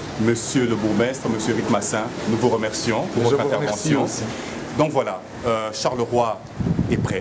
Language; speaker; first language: French; non-native, local second language; Lingala